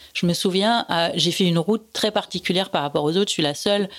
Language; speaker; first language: French; native; French